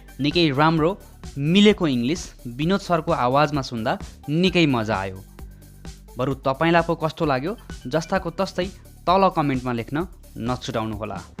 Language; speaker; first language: Nepali; native; Nepali